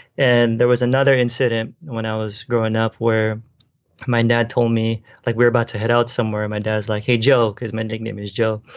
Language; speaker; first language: English; native; English